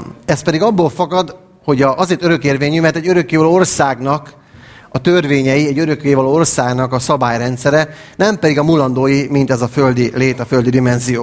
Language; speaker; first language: Hungarian; native; Hungarian